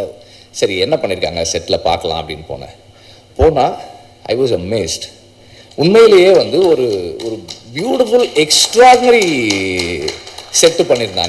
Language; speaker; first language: Tamil; native; Tamil